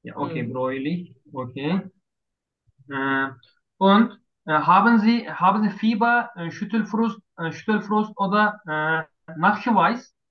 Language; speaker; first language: German; non-native, learner; Turkish